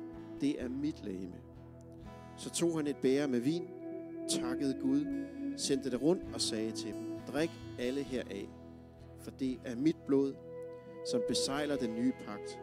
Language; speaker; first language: Danish; native; Danish